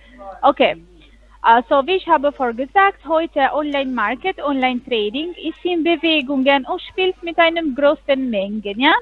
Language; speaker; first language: German; non-native, learner; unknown